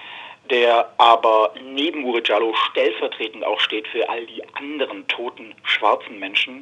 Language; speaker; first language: German; native; German